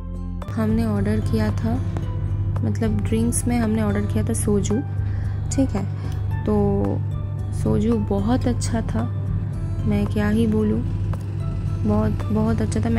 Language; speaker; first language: Hindi; non-native, local second language; Bangla